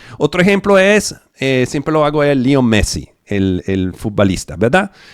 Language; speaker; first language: Spanish; non-native, fluent; Italian